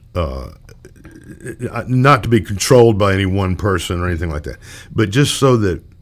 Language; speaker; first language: English; native; English